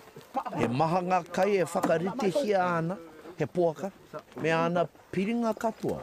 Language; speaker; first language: Māori; non-native, local second language; English